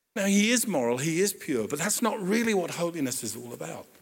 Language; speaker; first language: English; native; English